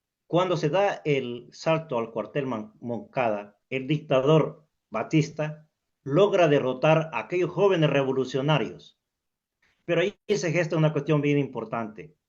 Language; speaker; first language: Spanish; native; Spanish